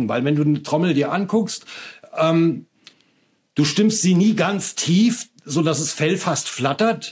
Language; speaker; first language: German; native; German